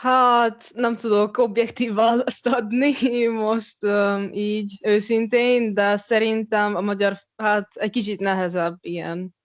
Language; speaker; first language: Hungarian; non-native, local second language; Russian